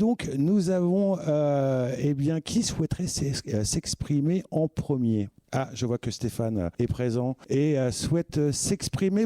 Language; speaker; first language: French; native; French